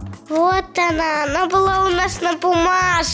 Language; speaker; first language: Russian; early bilingual, heritage; Russian